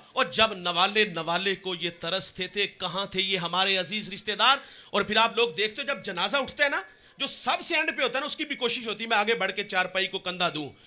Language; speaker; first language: Urdu; non-native, local second language; Punjabi